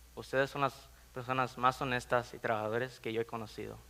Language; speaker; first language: Spanish; early bilingual, heritage; Spanish